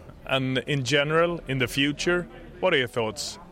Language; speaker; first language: English; non-native, fluent; Swedish